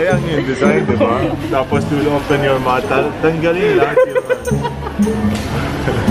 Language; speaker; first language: Filipino; non-native, learner; Arabic